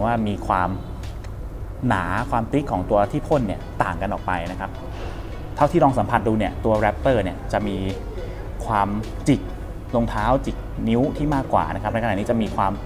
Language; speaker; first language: Thai; native; Thai